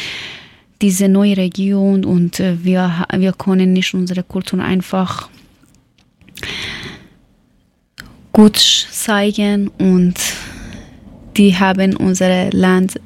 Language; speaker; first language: German; non-native, learner; Persian